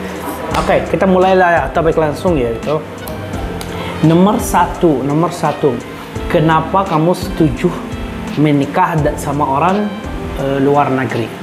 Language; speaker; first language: Indonesian; non-native, learner; Arabic